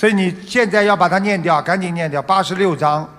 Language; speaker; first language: Chinese; non-native, local second language; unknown